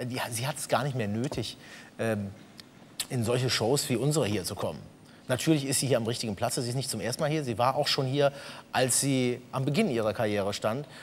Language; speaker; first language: German; native; German